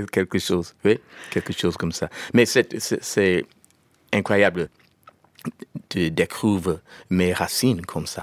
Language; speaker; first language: French; non-native, learner; English